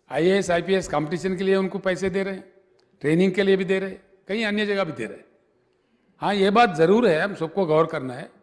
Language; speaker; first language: Hindi; non-native, local second language; Telugu